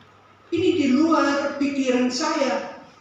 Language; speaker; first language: Indonesian; non-native, fluent; English